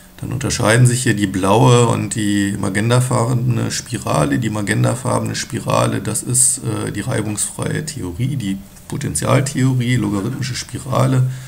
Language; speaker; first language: German; native; German